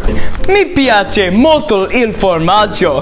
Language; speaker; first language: Italian; non-native, learner; English